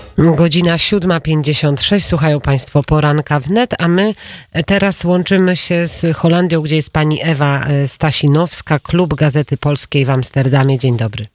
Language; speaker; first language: Polish; native; Polish